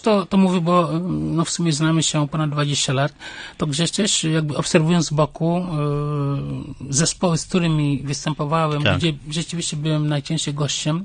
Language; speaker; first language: Polish; non-native, fluent; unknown